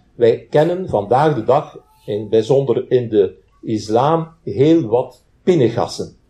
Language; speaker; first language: Dutch; native; Dutch